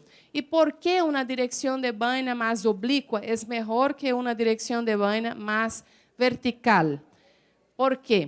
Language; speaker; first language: Spanish; non-native, fluent; Portuguese